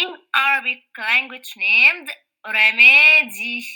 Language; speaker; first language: English; non-native, learner; Arabic